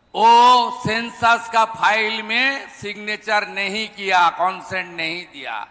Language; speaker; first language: Hindi; non-native, local second language; Bangla